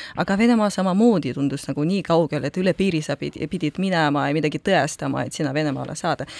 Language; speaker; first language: Estonian; non-native, local second language; Russian